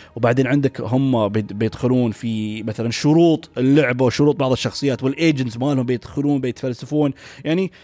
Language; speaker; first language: Arabic; native; Arabic